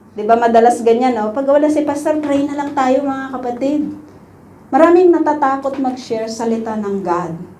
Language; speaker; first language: Filipino; non-native, local second language; Iloko